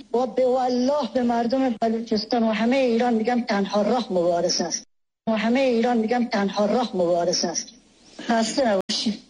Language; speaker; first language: Persian; non-native, local second language; Baluchi